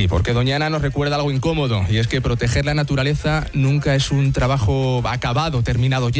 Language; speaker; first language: Spanish; native; Spanish